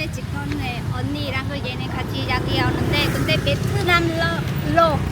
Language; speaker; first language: Korean; non-native, learner; Vietnamese